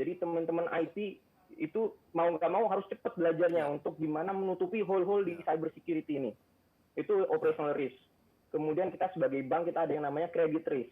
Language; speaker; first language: Indonesian; native; Indonesian